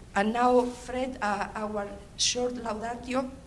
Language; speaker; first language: English; non-native, fluent; Spanish